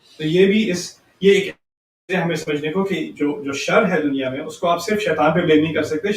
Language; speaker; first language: Urdu; early bilingual, heritage; Urdu